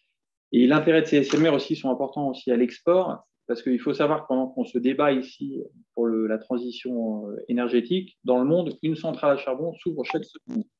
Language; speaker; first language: French; native; French